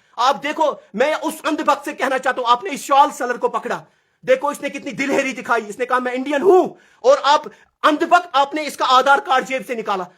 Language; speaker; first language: Urdu; non-native, local second language; Kashmiri